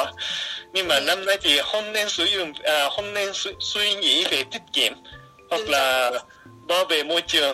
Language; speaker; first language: Vietnamese; non-native, fluent; Japanese